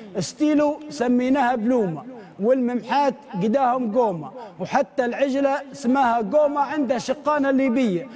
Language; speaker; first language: Arabic; native; Arabic